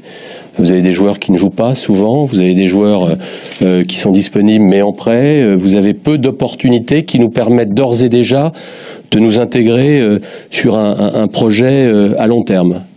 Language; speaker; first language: French; native; French